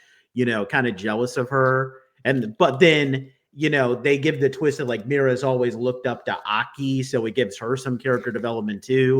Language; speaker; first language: English; native; English